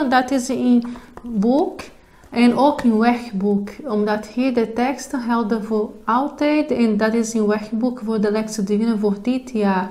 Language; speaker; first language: Dutch; non-native, fluent; Portuguese